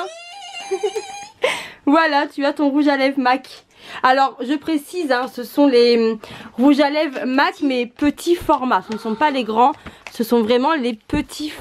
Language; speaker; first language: French; native; French